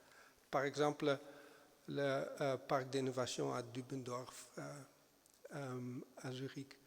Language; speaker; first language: French; non-native, fluent; German